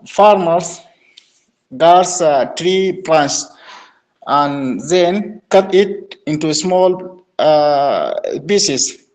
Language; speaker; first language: English; non-native, learner; Arabic